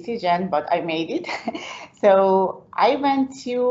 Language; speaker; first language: English; non-native, fluent; Persian